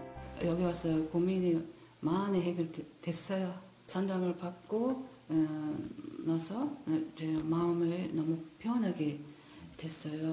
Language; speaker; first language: Korean; non-native, learner; Mongolian